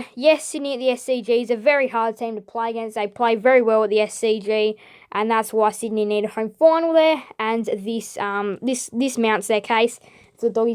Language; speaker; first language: English; native; English